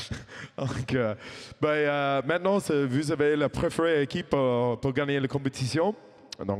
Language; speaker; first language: French; non-native, fluent; English